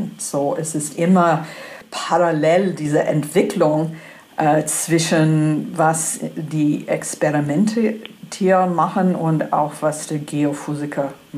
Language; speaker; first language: German; non-native, fluent; English